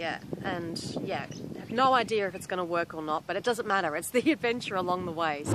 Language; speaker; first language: English; native; English